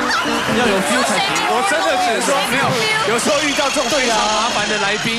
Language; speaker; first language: Chinese; native; Chinese